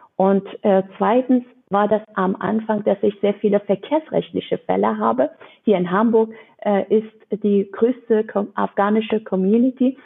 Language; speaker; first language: German; non-native, fluent; Persian